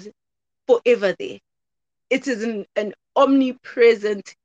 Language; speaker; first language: English; non-native, local second language; Zulu